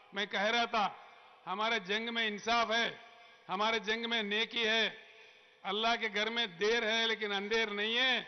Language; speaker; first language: Hindi; non-native, local second language; Telugu